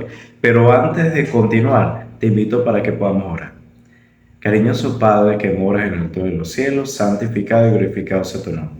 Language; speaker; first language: Spanish; native; Spanish